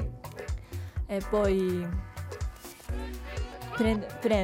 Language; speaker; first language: Italian; non-native, learner; Japanese